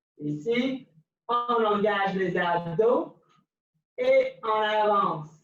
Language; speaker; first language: French; non-native, local second language; English